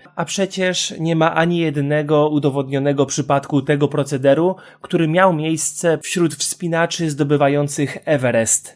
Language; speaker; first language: Polish; native; Polish